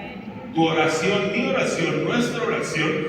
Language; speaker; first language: Spanish; native; Spanish